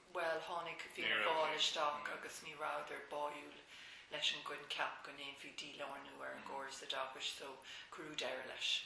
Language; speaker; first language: Irish; non-native, local second language; English